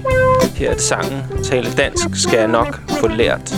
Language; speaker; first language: Danish; native; Danish